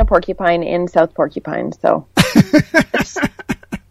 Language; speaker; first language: English; native; English